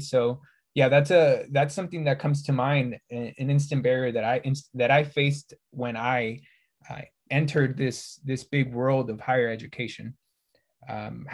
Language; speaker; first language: English; native; English